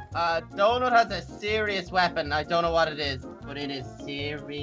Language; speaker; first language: English; native; English